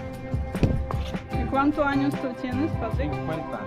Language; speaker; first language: Spanish; non-native, learner; English